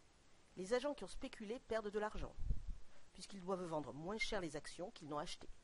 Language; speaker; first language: French; native; French